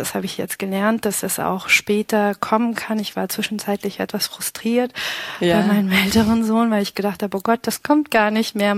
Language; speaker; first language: German; early bilingual, other home language; Pashto